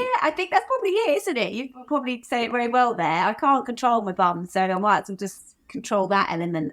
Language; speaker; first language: English; native; English